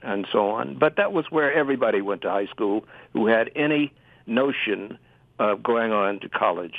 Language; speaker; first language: English; native; English